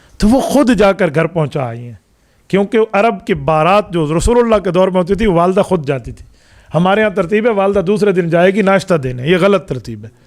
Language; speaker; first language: Urdu; non-native, local second language; Punjabi